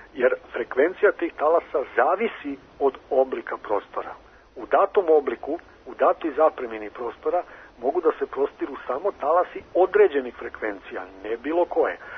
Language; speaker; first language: Serbian; native; Serbian